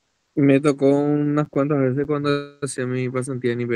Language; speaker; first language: Spanish; native; Spanish